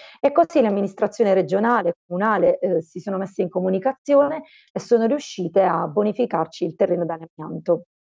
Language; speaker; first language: Italian; native; Italian